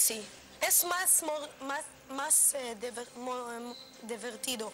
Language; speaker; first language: Spanish; non-native, learner; Hebrew